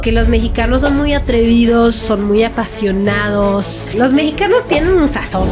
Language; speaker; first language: Spanish; non-native, fluent; Swedish